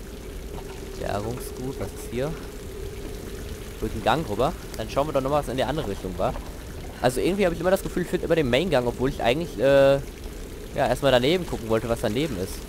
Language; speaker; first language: German; native; German